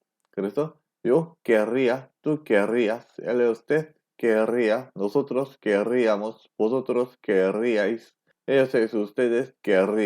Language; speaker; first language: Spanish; non-native, fluent; Korean